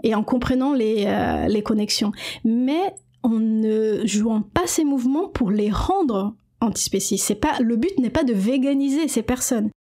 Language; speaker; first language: French; non-native, fluent; Portuguese